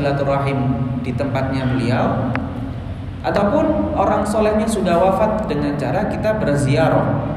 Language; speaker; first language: Indonesian; native; Indonesian